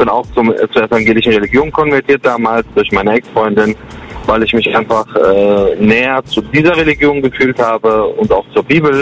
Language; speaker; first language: German; early bilingual, other home language; Kurdish